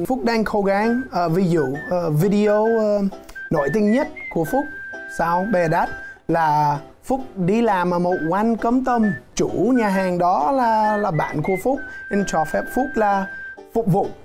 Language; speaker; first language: Vietnamese; non-native, learner; English